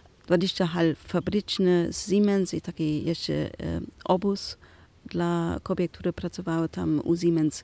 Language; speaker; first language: Polish; non-native, learner; German